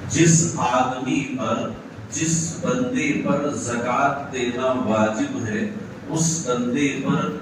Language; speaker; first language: Urdu; native; Urdu